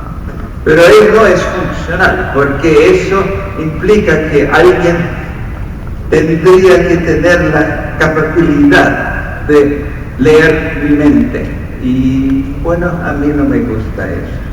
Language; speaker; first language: Spanish; non-native, fluent; English